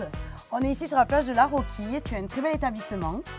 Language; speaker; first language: French; native; French